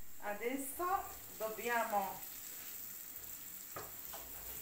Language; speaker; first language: Italian; non-native, learner; Arabic